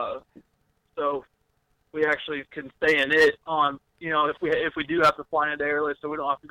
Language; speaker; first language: English; native; English